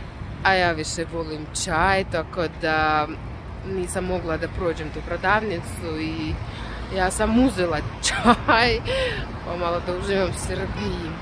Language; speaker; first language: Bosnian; non-native, learner; Russian